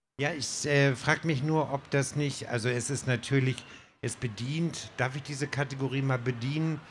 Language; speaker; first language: German; native; German